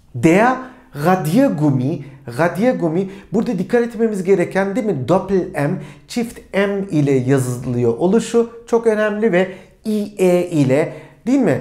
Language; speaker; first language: Turkish; native; Turkish